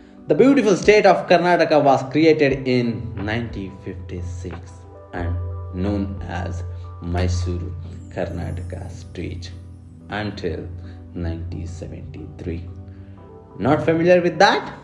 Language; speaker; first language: English; non-native, local second language; Kannada